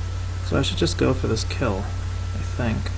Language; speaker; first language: English; native; English